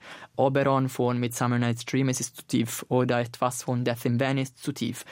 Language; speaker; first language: German; non-native, fluent; Italian